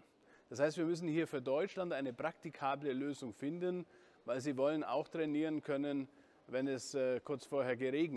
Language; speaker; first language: German; native; German